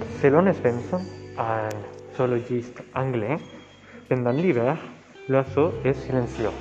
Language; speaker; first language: French; non-native, learner; Spanish